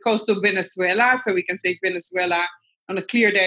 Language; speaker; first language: English; non-native, fluent; Dutch